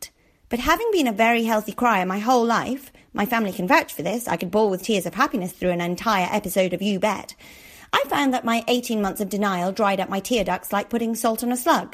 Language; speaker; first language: English; native; English